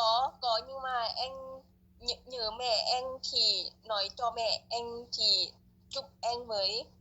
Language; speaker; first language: Vietnamese; early bilingual, heritage; Lao